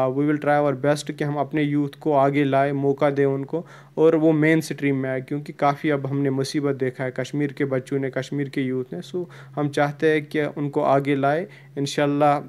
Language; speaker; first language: Hindi; non-native, local second language; Kashmiri